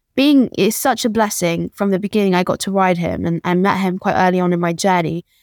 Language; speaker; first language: English; native; English